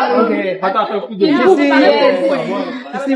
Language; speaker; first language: French; non-native, learner; Korean